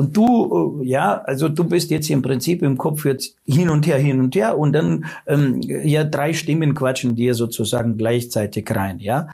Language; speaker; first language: German; non-native, fluent; Russian